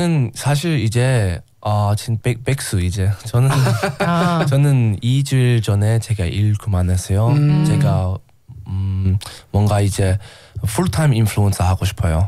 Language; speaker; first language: Korean; non-native, learner; English